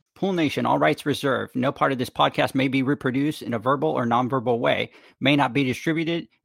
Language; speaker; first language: English; non-native, fluent; Spanish